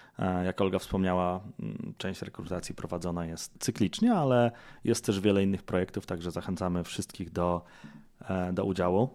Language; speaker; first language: Polish; native; Polish